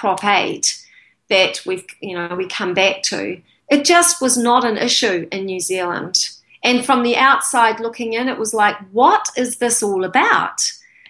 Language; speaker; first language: English; native; English